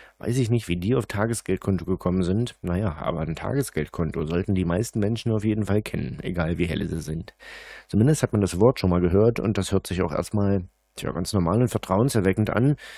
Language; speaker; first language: German; native; German